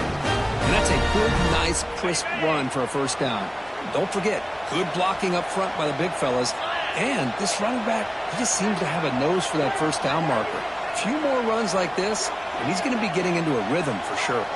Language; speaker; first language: English; native; English